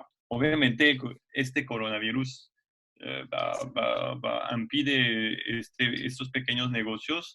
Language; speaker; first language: Spanish; non-native, fluent; French